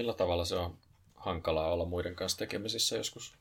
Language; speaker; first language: Finnish; native; Finnish